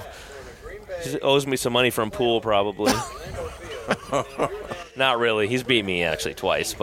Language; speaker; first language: English; native; English